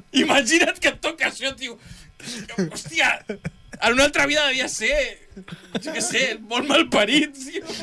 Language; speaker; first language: Catalan; native; Catalan